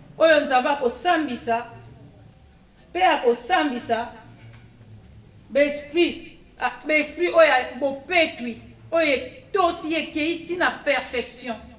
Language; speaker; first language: Lingala; non-native, local second language; Kongo